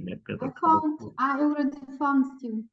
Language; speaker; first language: English; non-native, learner; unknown